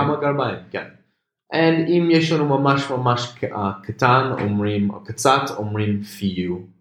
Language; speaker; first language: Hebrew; non-native, fluent; English